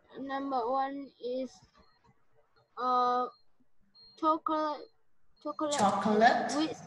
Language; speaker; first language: English; non-native, learner; Vietnamese